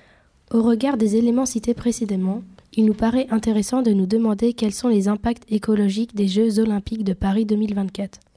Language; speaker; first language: French; native; French